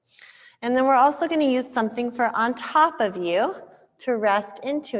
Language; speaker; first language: English; native; English